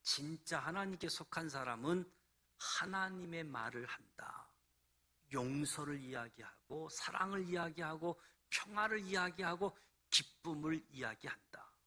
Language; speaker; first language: Korean; native; Korean